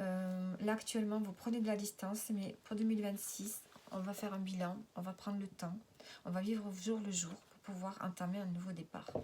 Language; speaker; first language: French; native; French